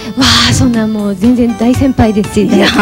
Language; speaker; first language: Japanese; native; Japanese